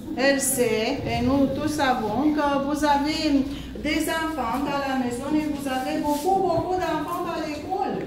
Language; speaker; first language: French; non-native, fluent; Romanian